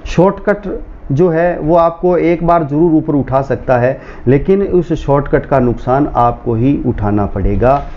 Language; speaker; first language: Hindi; non-native, local second language; Rajasthani